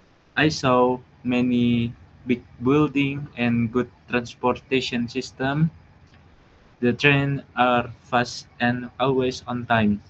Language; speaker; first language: English; non-native, learner; Indonesian